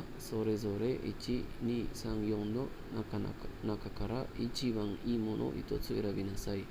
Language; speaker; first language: Japanese; non-native, learner; Indonesian